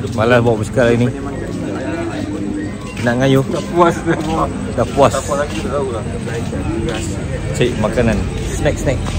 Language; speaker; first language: Malay; native; Malay